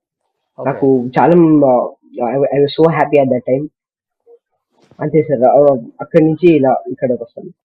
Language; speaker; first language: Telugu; non-native, learner; Kannada